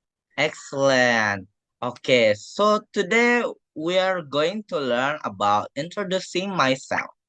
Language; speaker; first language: English; non-native, fluent; Indonesian